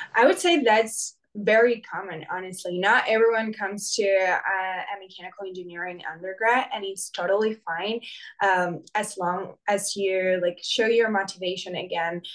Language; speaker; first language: English; non-native, fluent; Spanish